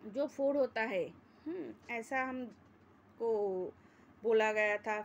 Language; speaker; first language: Hindi; non-native, local second language; Bangla